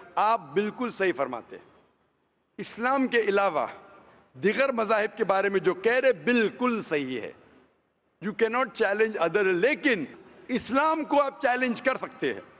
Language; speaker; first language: Hindi; non-native, local second language; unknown